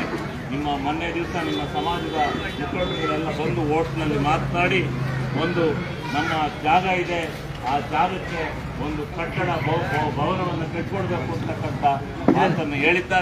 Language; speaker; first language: Kannada; native; Kannada